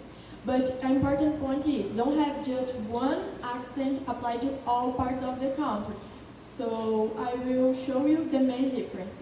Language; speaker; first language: English; non-native, learner; Portuguese